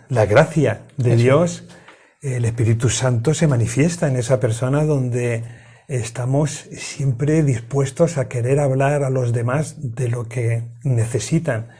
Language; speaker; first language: Spanish; native; Spanish